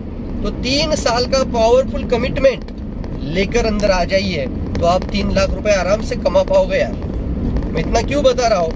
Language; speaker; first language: Hindi; non-native, local second language; Marathi